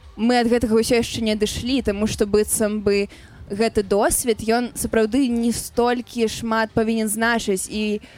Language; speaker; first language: Belarusian; non-native, local second language; Russian